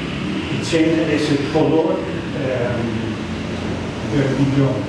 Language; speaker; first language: Spanish; non-native, fluent; English